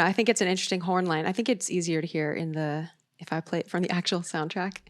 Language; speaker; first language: English; native; English